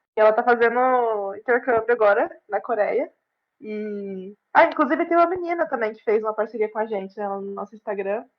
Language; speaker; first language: Portuguese; native; Portuguese